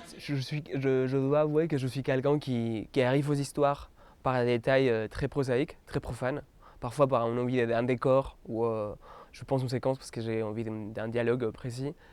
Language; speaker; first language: French; non-native, fluent; Spanish